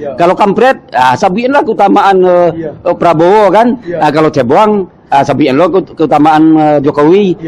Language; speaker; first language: Indonesian; non-native, local second language; Minangkabau